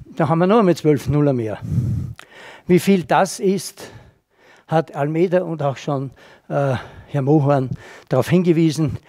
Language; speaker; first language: German; native; German